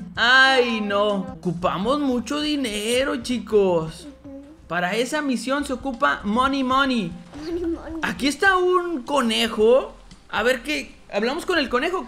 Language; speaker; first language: Spanish; native; Spanish